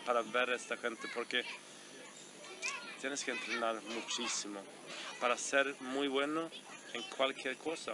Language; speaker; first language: Spanish; non-native, fluent; Swedish